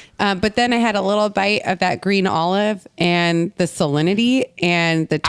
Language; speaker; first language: English; native; English